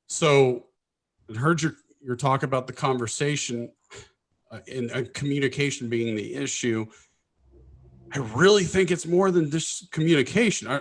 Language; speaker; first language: English; native; English